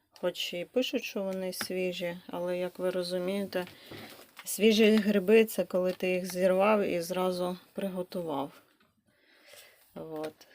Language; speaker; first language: Ukrainian; native; Ukrainian